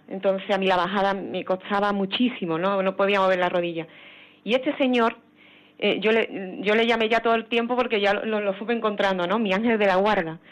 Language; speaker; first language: Spanish; native; Spanish